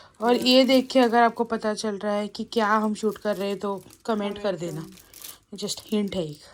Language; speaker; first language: Hindi; non-native, local second language; Konkani